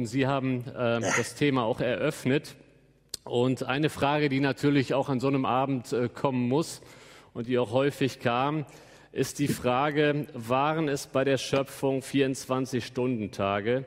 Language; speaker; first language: German; native; German